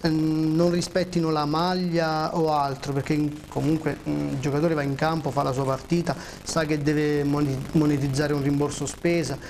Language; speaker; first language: Italian; native; Italian